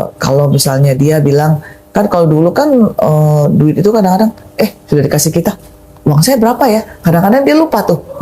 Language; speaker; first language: Indonesian; native; Indonesian